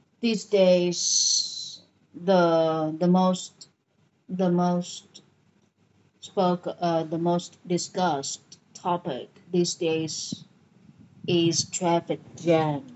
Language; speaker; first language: English; non-native, fluent; Vietnamese